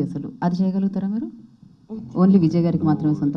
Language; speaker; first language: Telugu; native; Telugu